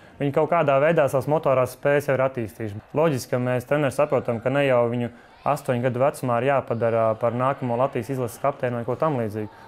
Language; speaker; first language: Latvian; native; Latvian